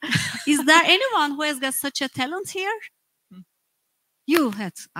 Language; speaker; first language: English; non-native, fluent; Turkish